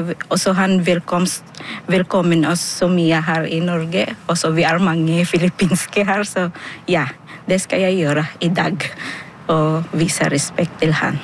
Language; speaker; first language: Norwegian; non-native, fluent; Filipino